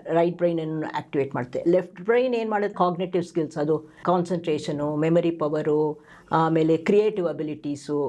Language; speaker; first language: Kannada; native; Kannada